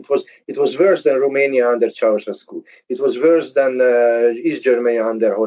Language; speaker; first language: English; early bilingual, other home language; Hungarian